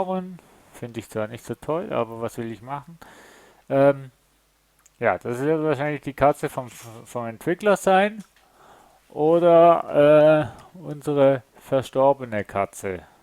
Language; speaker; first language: German; native; German